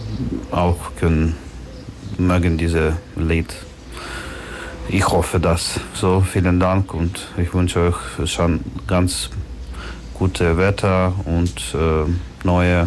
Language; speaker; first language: German; non-native, learner; Ukrainian